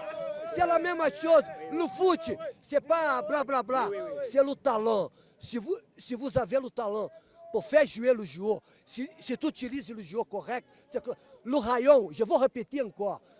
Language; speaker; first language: French; non-native, fluent; Portuguese